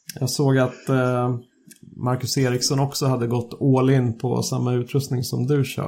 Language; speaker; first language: Swedish; native; Swedish